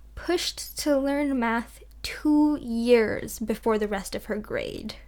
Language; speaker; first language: English; early bilingual, other home language; Hindi